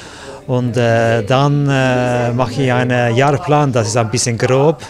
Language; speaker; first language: German; non-native, learner; Norwegian